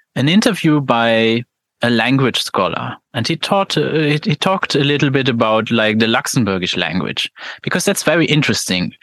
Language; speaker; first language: English; non-native, fluent; Luxembourgish